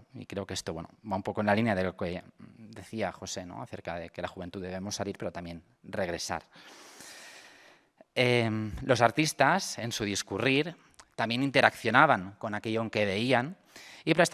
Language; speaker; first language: Spanish; native; Spanish